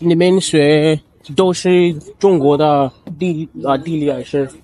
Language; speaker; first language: Chinese; early bilingual, other home language; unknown